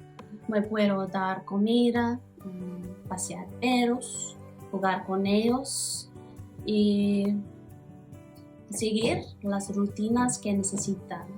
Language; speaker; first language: Spanish; non-native, learner; Māori